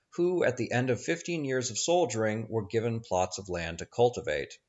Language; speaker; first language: English; native; English